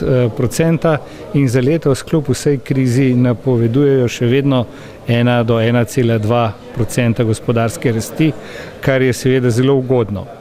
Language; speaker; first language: Slovenian; native; Slovenian